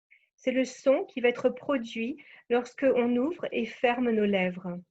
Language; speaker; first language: French; native; French